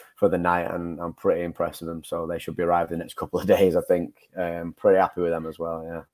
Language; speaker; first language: English; native; English